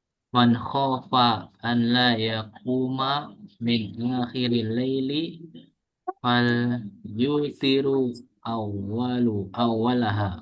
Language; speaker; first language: Arabic; non-native, learner; Indonesian